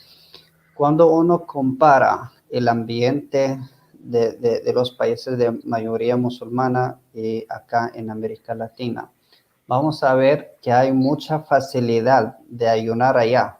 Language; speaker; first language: Spanish; non-native, fluent; Arabic